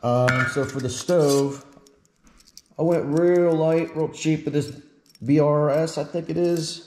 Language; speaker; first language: English; native; English